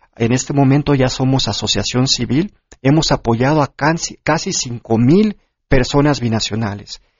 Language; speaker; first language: Spanish; early bilingual, heritage; Spanish